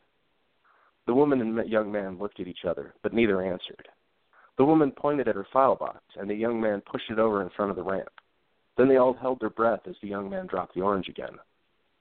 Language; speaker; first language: English; native; English